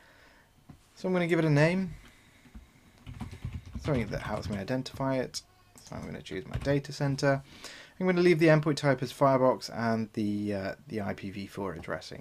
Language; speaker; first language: English; native; English